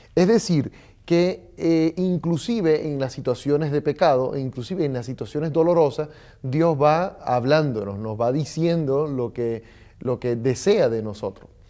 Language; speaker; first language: Spanish; native; Spanish